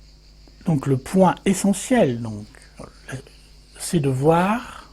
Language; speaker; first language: French; native; French